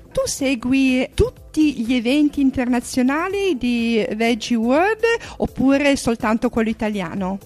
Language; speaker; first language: Italian; native; Italian